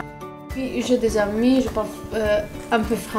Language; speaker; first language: French; non-native, learner; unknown